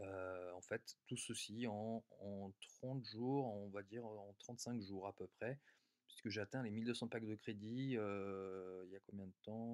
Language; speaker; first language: French; native; French